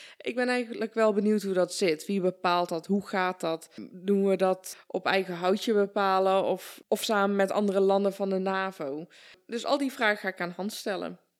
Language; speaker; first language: Dutch; early bilingual, other home language; Persian